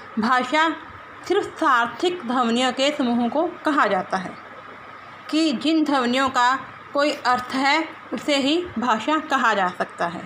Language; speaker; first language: Hindi; non-native, local second language; Punjabi